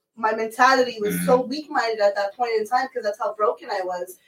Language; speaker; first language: English; early bilingual, other home language; Spanish